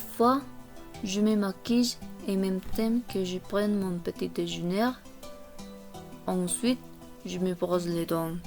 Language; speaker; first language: French; non-native, learner; Korean